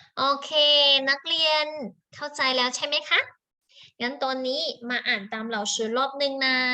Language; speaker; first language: Thai; native; Thai